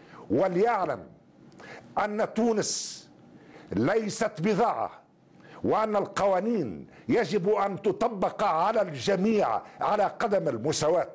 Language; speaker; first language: Arabic; native; Arabic